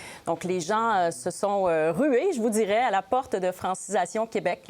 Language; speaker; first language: French; native; French